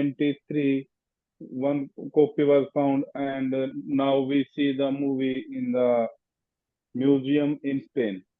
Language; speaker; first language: English; non-native, learner; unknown